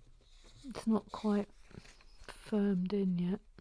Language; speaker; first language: English; native; English